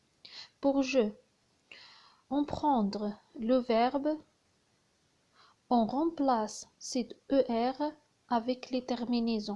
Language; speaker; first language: French; non-native, learner; Arabic